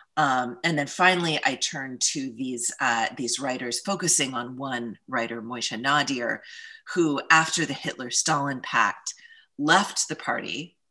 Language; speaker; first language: English; native; English